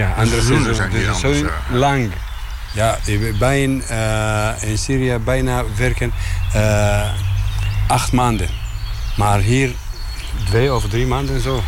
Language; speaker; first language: Dutch; non-native, learner; Arabic